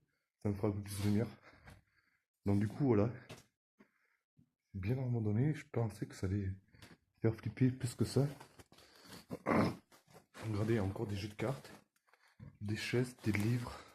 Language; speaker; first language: French; native; French